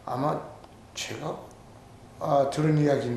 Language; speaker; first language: Korean; native; Korean